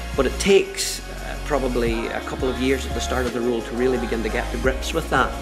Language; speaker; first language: English; native; English